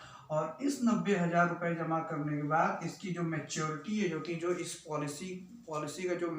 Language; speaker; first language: Hindi; native; Hindi